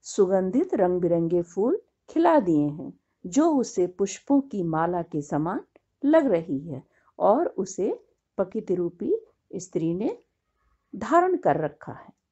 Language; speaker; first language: Hindi; native; Hindi